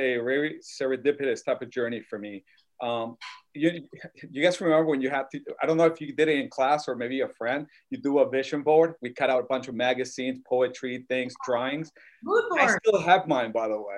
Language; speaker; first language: English; native; English